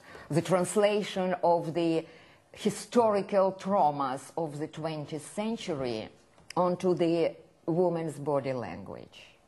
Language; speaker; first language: English; non-native, fluent; Ukrainian